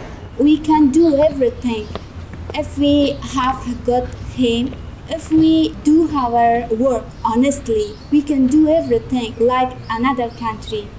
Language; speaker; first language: English; non-native, learner; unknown